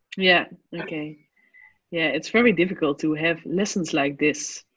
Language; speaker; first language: English; non-native, fluent; Dutch